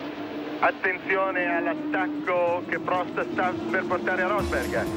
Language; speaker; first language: Italian; native; Italian